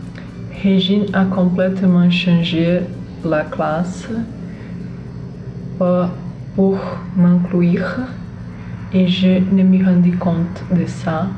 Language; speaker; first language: French; non-native, learner; Portuguese